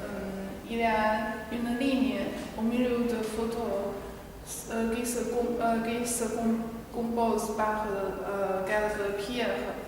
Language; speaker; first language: French; non-native, learner; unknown